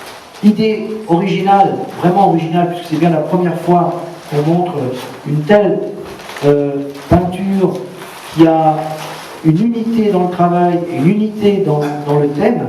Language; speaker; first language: French; native; French